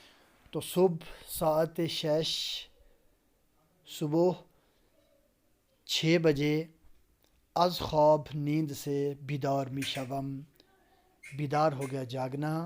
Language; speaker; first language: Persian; non-native, fluent; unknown